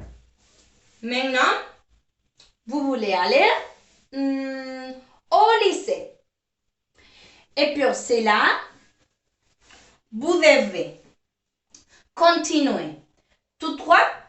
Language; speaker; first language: French; non-native, fluent; Spanish